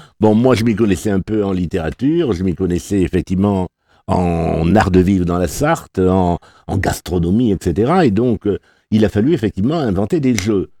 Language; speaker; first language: French; native; French